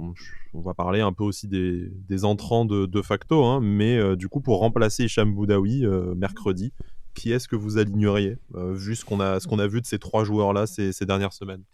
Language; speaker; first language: French; native; French